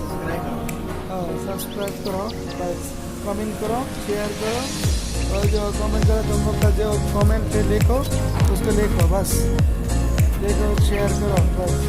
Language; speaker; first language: Hindi; non-native, learner; Bangla